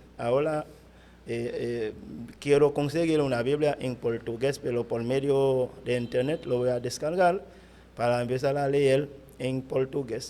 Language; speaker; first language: Spanish; non-native, fluent; Haitian Creole